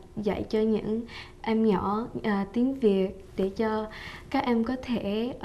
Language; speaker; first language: Vietnamese; early bilingual, heritage; Vietnamese